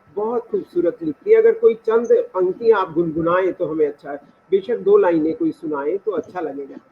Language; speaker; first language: Hindi; native; Hindi